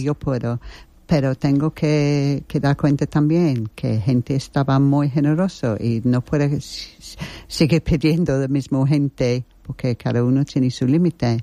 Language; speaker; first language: Spanish; non-native, fluent; English